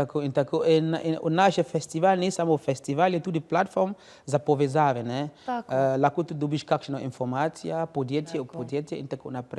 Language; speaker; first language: Slovenian; non-native, learner; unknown